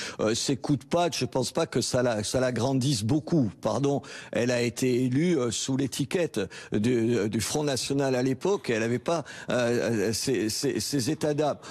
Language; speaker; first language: French; native; French